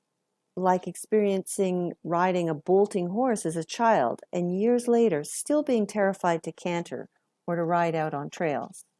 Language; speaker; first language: English; native; English